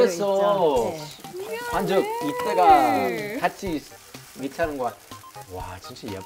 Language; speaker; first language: Korean; non-native, learner; English